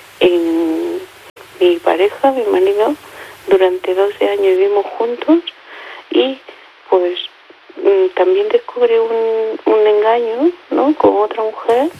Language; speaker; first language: Spanish; native; Spanish